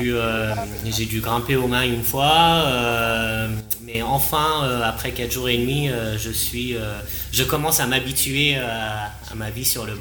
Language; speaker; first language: French; non-native, fluent; Japanese